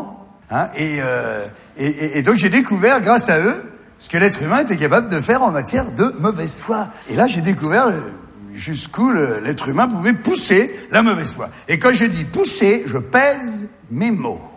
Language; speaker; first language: French; native; French